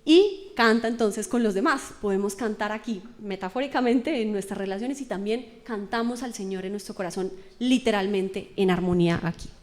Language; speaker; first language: Spanish; native; Spanish